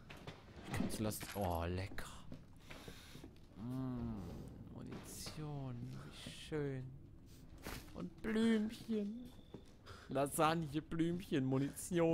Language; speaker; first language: German; native; German